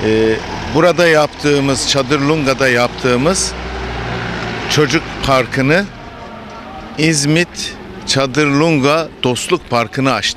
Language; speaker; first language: Turkish; native; Turkish